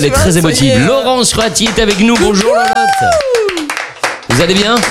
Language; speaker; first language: French; native; French